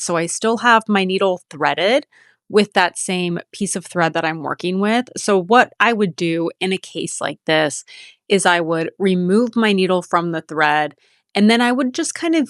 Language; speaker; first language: English; native; English